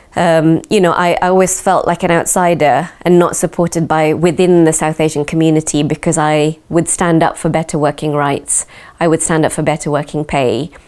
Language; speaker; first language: English; native; English